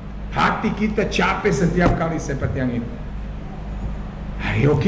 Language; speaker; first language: Indonesian; non-native, fluent; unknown